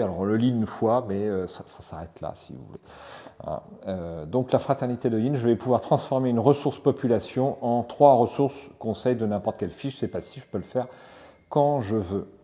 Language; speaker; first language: French; native; French